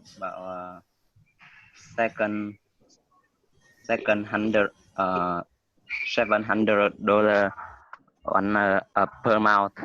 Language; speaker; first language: English; non-native, learner; Vietnamese